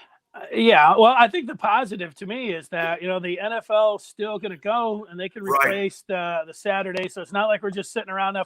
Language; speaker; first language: English; native; English